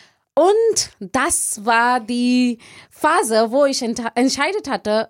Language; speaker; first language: German; non-native, fluent; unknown